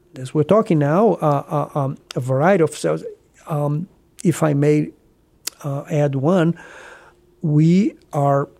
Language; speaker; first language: English; non-native, fluent; Portuguese